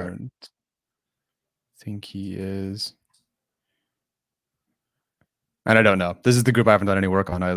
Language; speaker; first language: English; native; English